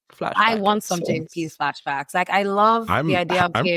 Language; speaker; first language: English; native; English